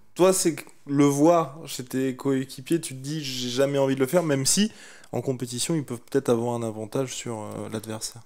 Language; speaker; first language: French; native; French